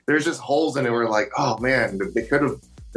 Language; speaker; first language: English; native; English